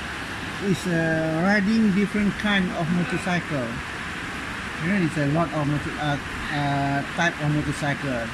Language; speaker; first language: English; non-native, local second language; Malay